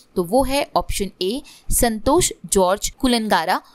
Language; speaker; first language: Hindi; non-native, local second language; Marathi